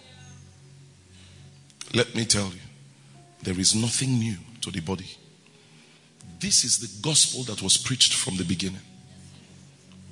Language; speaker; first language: English; non-native, local second language; Bini